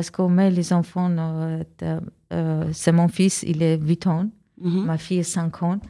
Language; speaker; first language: French; non-native, learner; Armenian